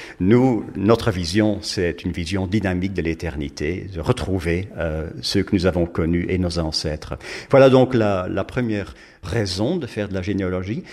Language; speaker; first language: French; non-native, fluent; Dutch